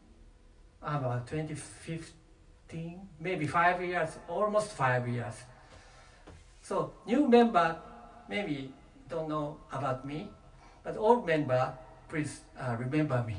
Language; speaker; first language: English; non-native, learner; Japanese